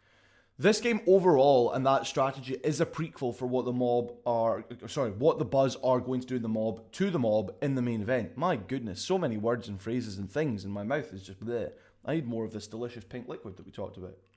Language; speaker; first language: English; native; English